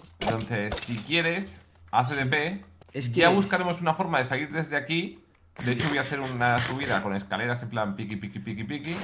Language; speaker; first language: Spanish; native; Spanish